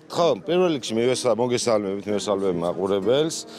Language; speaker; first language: Georgian; native; Georgian